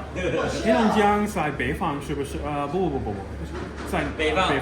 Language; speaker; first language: Chinese; non-native, learner; English